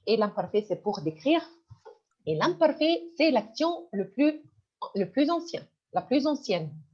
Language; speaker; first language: French; non-native, fluent; Arabic